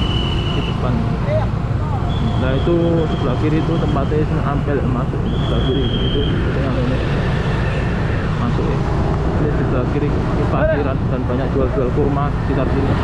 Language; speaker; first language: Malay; non-native, local second language; Javanese